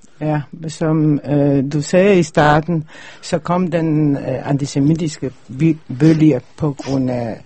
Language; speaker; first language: Danish; non-native, fluent; Polish